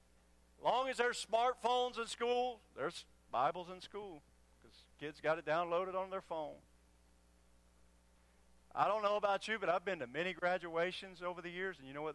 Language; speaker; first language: English; native; English